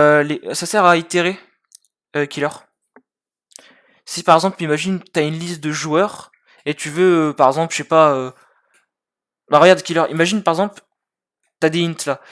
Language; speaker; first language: French; native; French